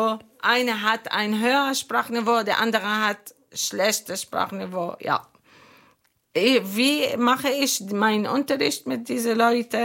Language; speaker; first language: German; non-native, fluent; Arabic